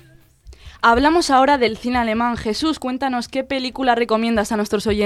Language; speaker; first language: Spanish; native; Spanish